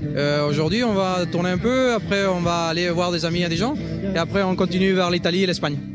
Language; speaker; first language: French; non-native, fluent; Spanish